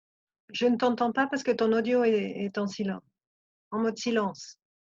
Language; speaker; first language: French; non-native, fluent; Spanish